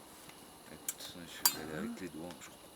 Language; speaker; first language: French; native; French